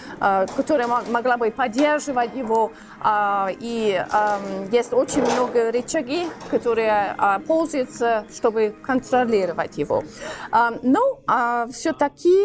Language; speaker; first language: Russian; non-native, fluent; English